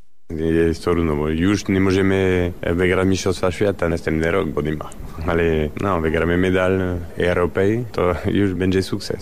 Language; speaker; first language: Polish; non-native, learner; French